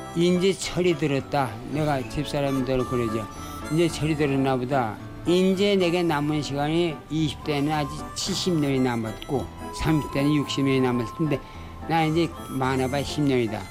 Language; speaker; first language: Korean; native; Korean